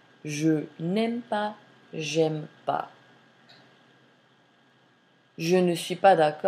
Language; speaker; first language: French; non-native, fluent; English